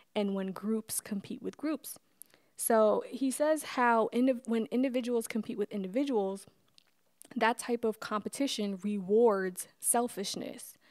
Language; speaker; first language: English; native; English